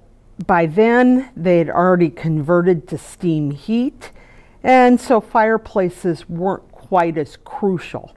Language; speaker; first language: English; native; English